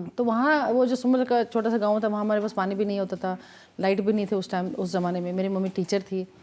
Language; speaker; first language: Hindi; non-native, local second language; Kashmiri